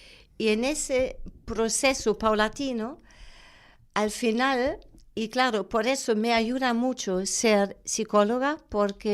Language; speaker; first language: Spanish; non-native, fluent; German